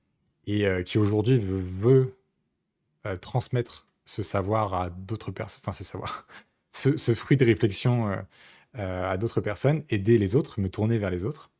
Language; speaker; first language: French; native; French